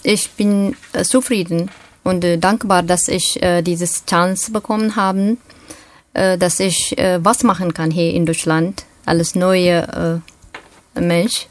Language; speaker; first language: German; non-native, learner; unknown